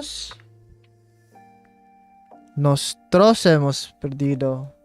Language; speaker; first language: Spanish; non-native, learner; English